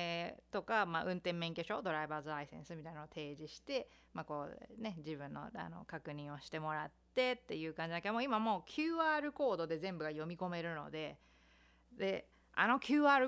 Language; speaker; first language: Japanese; native; Japanese